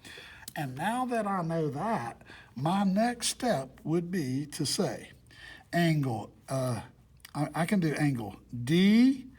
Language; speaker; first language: English; native; English